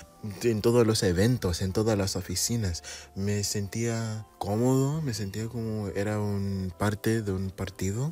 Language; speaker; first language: Spanish; non-native, fluent; English